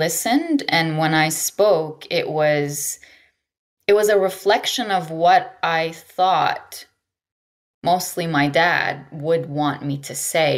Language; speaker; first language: English; non-native, fluent; Arabic